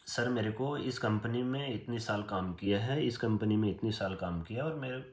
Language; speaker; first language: Hindi; native; Hindi